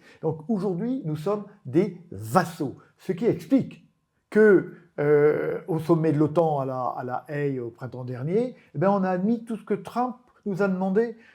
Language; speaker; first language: French; native; French